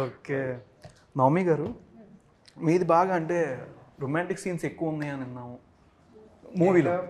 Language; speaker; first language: Telugu; native; Telugu